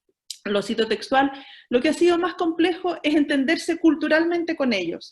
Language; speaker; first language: Spanish; native; Spanish